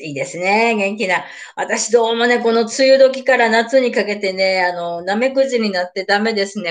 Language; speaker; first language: Japanese; native; Japanese